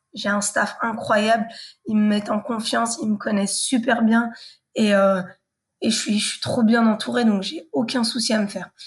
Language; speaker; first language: French; native; French